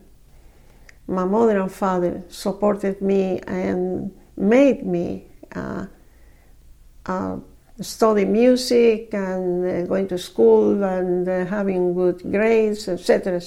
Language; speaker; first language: English; non-native, fluent; Spanish